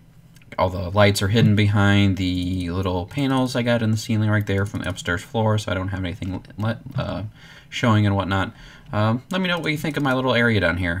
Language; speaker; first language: English; native; English